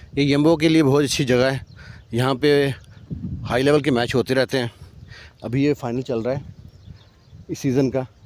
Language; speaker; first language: Urdu; non-native, local second language; Punjabi